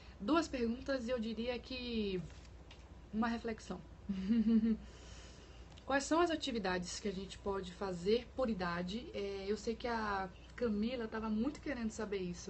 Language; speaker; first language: Portuguese; native; Portuguese